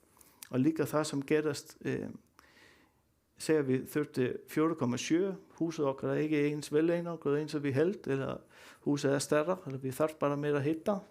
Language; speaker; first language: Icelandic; non-native, learner; Danish